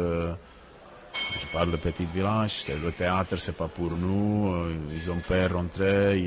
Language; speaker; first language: French; non-native, learner; Czech